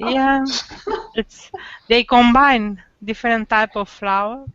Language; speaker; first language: English; non-native, learner; Romanian